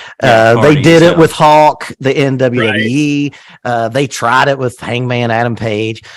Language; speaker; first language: English; native; English